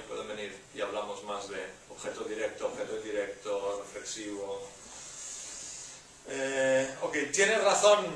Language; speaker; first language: Spanish; non-native, learner; English